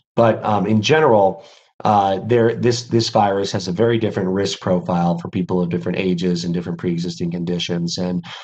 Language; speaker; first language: English; native; English